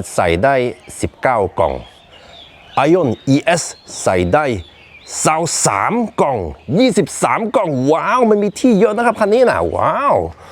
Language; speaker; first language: Thai; non-native, fluent; Norwegian